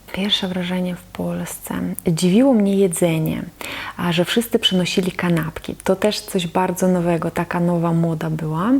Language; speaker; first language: Polish; non-native, fluent; Russian